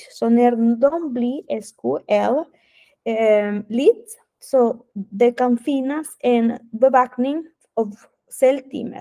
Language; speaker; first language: Swedish; non-native, fluent; Spanish